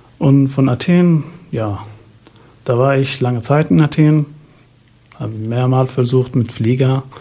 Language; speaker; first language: German; non-native, fluent; Arabic